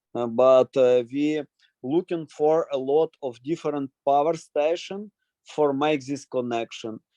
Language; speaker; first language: English; non-native, learner; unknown